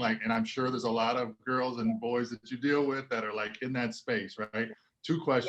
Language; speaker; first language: English; native; English